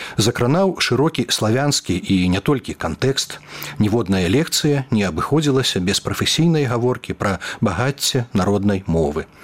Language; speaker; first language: Belarusian; native; Belarusian